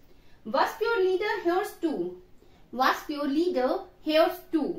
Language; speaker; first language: German; non-native, learner; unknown